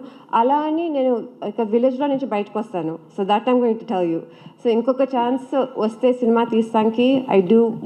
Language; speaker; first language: Telugu; early bilingual, heritage; Telugu